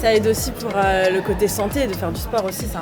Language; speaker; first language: French; native; French